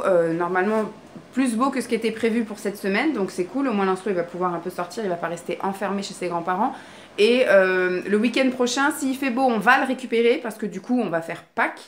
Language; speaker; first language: French; native; French